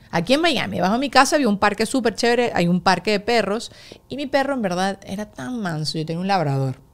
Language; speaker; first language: Spanish; native; Spanish